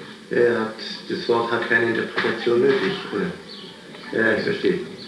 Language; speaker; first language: German; native; German